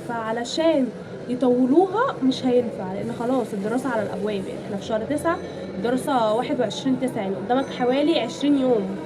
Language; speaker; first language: Arabic; native; Arabic